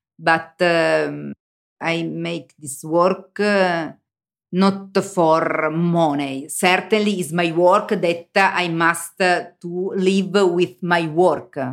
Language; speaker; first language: English; non-native, learner; Italian